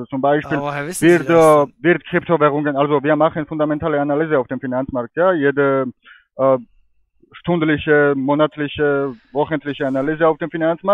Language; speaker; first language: German; non-native, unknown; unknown